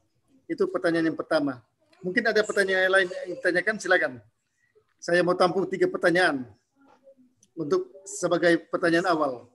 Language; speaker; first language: Indonesian; native; Indonesian